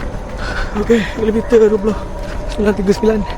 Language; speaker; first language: English; non-native, local second language; Malay